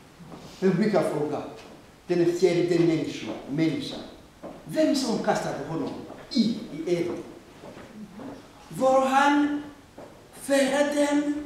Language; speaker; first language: Swedish; non-native, fluent; Rundi